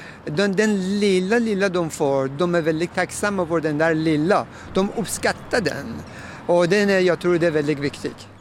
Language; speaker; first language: Swedish; non-native, fluent; Persian